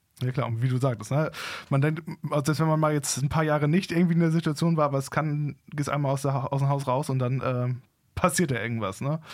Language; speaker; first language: German; native; German